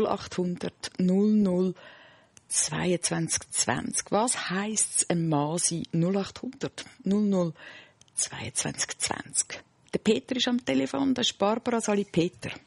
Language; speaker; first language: German; native; German